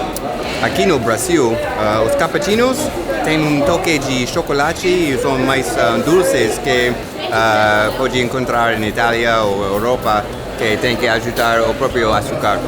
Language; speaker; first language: Portuguese; non-native, fluent; English